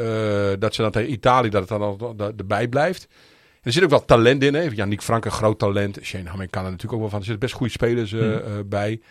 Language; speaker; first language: Dutch; native; Dutch